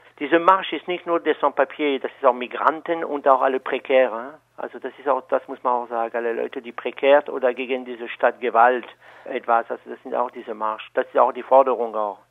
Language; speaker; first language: German; non-native, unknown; French